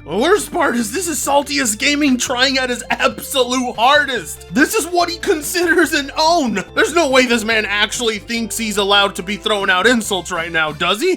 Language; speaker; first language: English; native; English